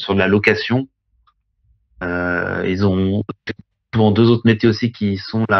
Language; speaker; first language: French; native; French